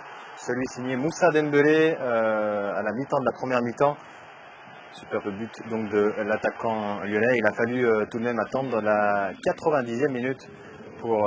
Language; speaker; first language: French; native; French